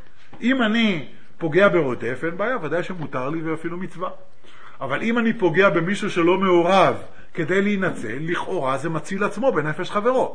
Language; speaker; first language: Hebrew; native; Hebrew